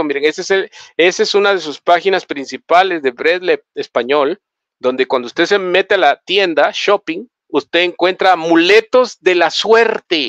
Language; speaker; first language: Spanish; native; Spanish